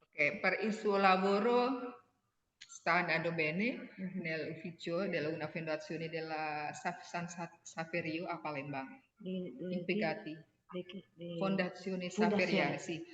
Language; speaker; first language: Italian; non-native, learner; Indonesian